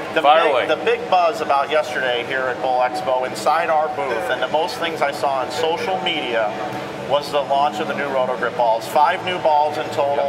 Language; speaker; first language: English; native; English